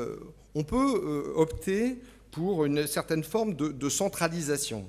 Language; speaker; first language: French; native; French